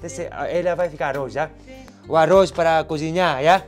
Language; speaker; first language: Portuguese; non-native, learner; Vietnamese